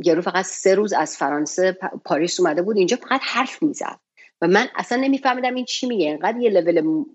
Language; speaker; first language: Persian; native; Persian